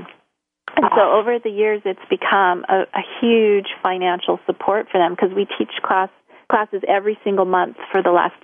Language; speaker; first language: English; native; English